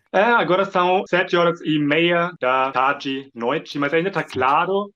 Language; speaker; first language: Portuguese; non-native, fluent; German